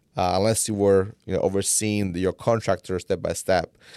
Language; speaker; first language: English; non-native, fluent; Italian